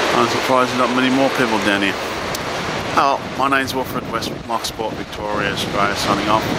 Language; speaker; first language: English; native; English